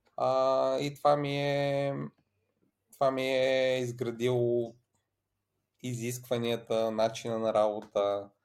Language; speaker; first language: Bulgarian; early bilingual, other home language; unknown